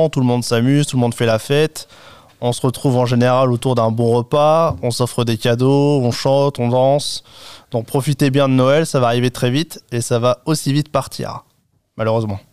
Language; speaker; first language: French; native; French